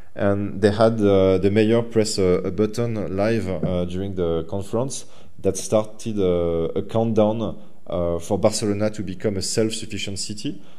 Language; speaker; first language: English; non-native, fluent; French